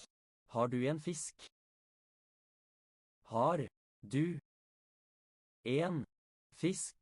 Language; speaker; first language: Norwegian; non-native, learner; English